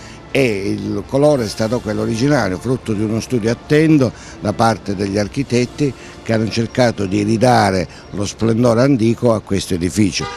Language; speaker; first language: Italian; native; Italian